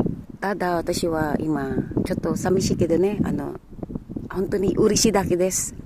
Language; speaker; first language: Japanese; non-native, learner; Filipino